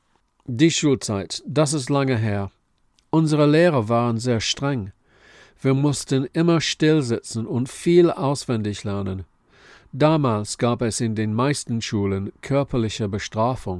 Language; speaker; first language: German; non-native, fluent; English